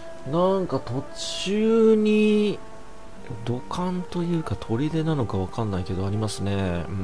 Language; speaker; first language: Japanese; native; Japanese